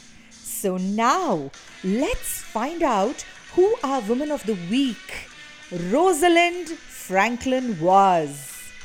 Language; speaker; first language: English; non-native, local second language; Marathi